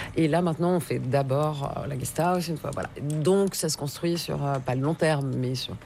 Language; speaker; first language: French; native; French